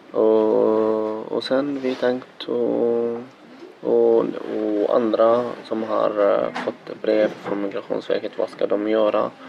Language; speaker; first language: Swedish; non-native, learner; Arabic